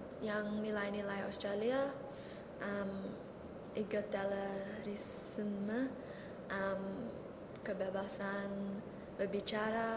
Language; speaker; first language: Indonesian; early bilingual, heritage; Indonesian